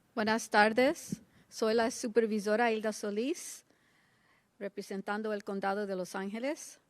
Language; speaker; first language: Spanish; early bilingual, heritage; Spanish